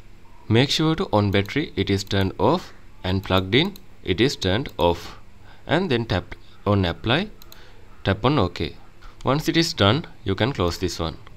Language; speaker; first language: English; non-native, fluent; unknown